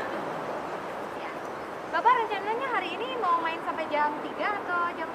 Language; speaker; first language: Indonesian; native; Indonesian